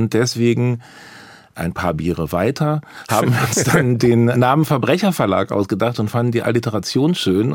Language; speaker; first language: German; native; German